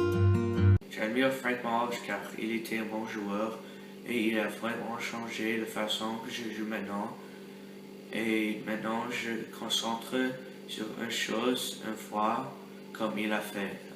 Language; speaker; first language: French; non-native, learner; English